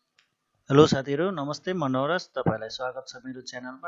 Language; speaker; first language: Nepali; native; Nepali